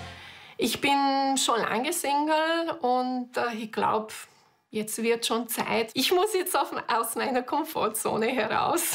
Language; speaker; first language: German; non-native, fluent; Hungarian